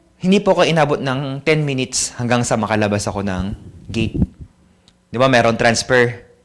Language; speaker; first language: Filipino; native; Filipino